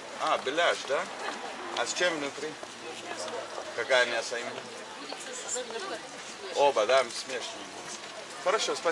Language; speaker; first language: Russian; non-native, learner; English